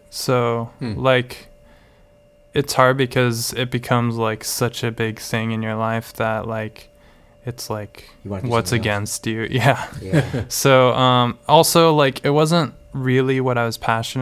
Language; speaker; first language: English; native; English